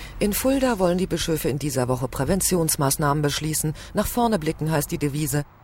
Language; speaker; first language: German; native; German